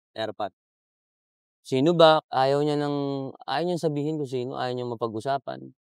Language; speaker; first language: Filipino; native; Filipino